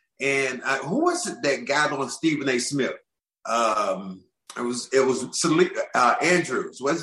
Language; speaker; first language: English; native; English